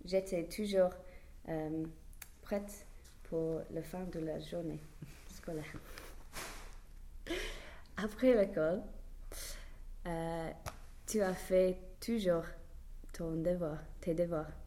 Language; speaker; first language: French; non-native, learner; English